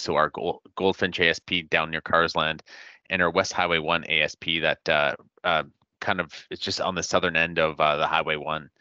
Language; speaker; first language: English; native; English